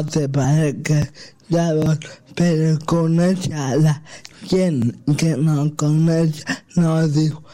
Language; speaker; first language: Catalan; non-native, local second language; Spanish